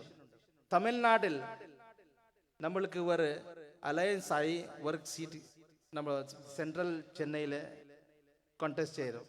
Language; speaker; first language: Malayalam; non-native, learner; Urdu